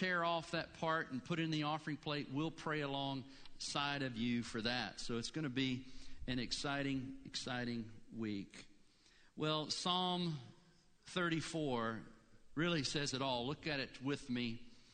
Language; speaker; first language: English; native; English